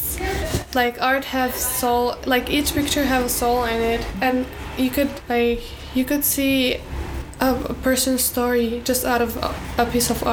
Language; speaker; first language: English; early bilingual, other home language; Arabic